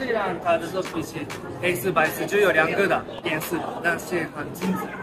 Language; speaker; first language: Chinese; non-native, learner; Japanese